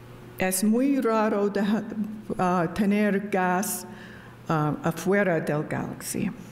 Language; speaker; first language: Spanish; non-native, learner; English